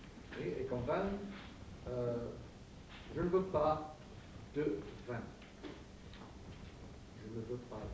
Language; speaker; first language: French; non-native, fluent; English